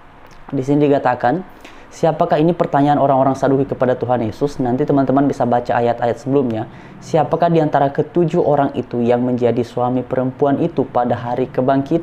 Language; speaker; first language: Indonesian; native; Indonesian